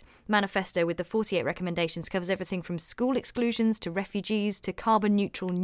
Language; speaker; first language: English; native; English